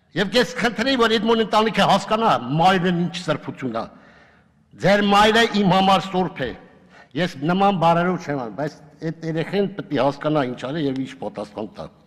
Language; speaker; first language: Armenian; native; Armenian